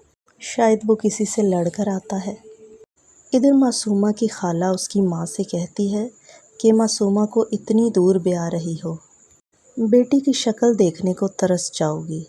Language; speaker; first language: Urdu; native; Urdu